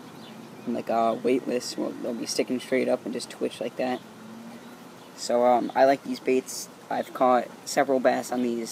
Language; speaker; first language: English; native; English